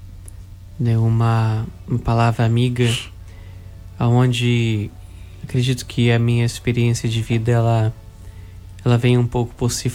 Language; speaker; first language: Portuguese; native; Portuguese